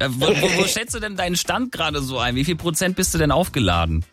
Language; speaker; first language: German; native; German